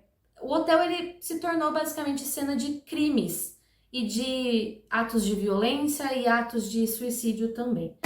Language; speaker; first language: Portuguese; native; Portuguese